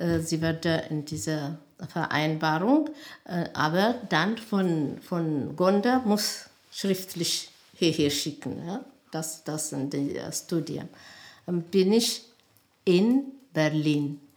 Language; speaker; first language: German; non-native, learner; Amharic